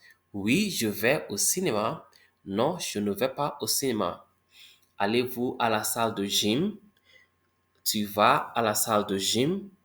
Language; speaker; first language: French; non-native, fluent; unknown